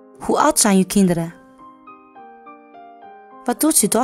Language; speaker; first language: Dutch; non-native, learner; Chinese